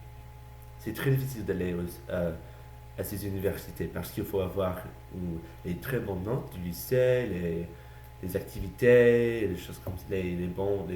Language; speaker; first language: French; non-native, learner; English